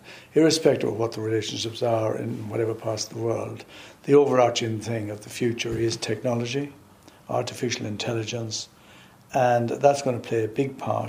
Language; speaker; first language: English; native; English